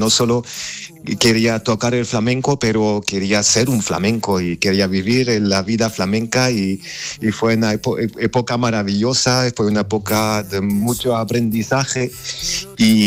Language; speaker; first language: Spanish; non-native, fluent; Armenian